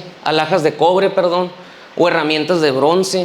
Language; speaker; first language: Spanish; native; Spanish